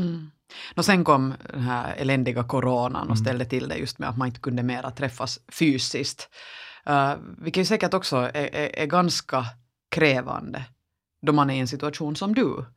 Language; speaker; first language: Swedish; native; Swedish